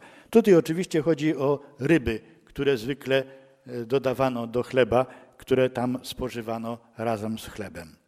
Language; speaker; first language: Polish; native; Polish